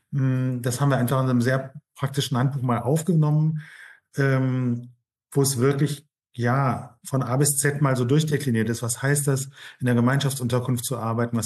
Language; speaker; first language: German; native; German